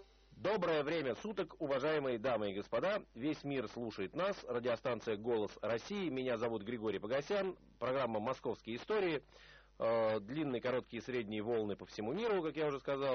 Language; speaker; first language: Russian; native; Russian